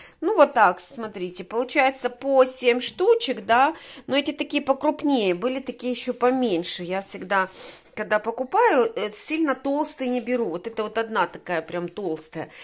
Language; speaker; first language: Russian; native; Russian